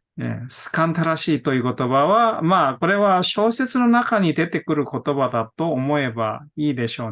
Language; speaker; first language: Japanese; non-native, fluent; Korean